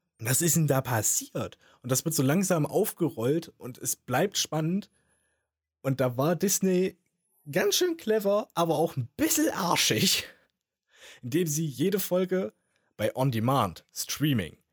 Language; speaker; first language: German; native; German